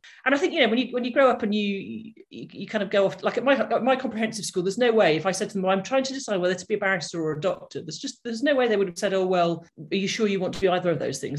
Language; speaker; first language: English; native; English